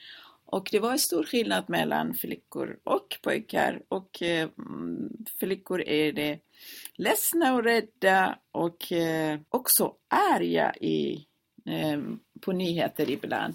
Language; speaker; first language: Swedish; non-native, fluent; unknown